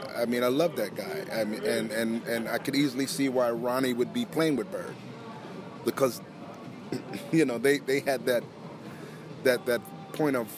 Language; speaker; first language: English; native; English